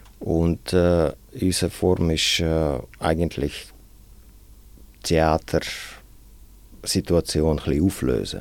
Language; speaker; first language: German; non-native, fluent; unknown